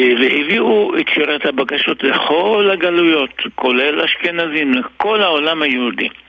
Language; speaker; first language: Hebrew; early bilingual, other home language; Arabic